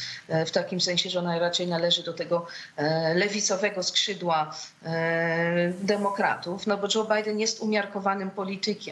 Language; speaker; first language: Polish; native; Polish